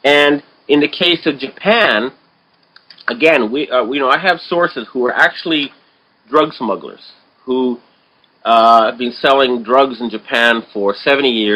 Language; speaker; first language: English; native; English